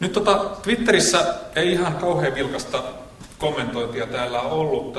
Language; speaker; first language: Finnish; native; Finnish